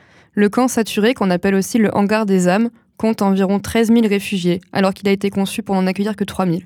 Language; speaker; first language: French; native; French